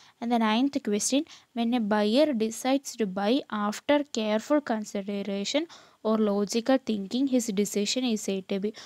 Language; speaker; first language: English; non-native, local second language; Malayalam